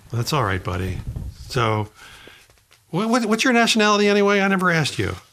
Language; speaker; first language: English; native; English